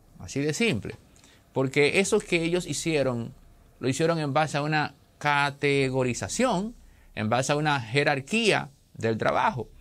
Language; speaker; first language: Spanish; native; Spanish